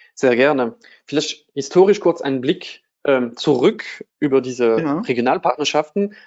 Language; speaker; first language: German; non-native, fluent; French